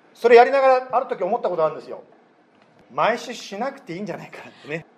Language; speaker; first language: Japanese; native; Japanese